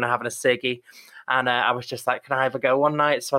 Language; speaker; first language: English; native; English